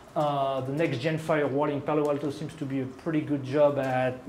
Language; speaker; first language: English; non-native, fluent; French